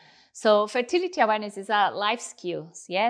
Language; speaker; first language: English; non-native, fluent; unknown